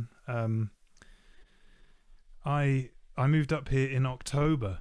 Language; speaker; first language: English; native; English